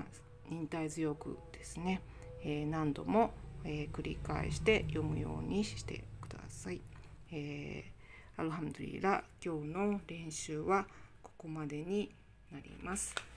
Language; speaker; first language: Japanese; non-native, fluent; Indonesian